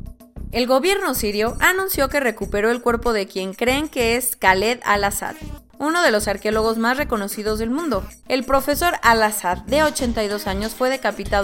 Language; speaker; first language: Spanish; native; Spanish